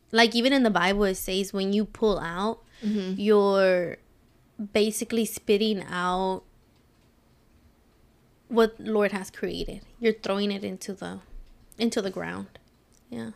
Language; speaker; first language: English; early bilingual, other home language; Spanish